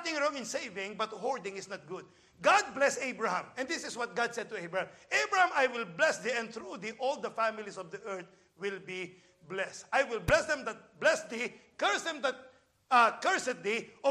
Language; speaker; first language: English; non-native, local second language; Filipino